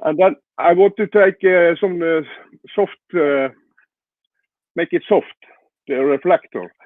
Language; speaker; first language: English; non-native, learner; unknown